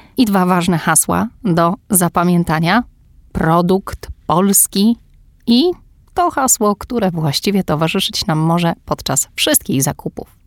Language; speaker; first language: Polish; native; Polish